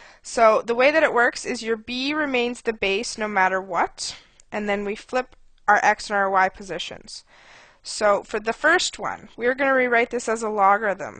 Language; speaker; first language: English; native; English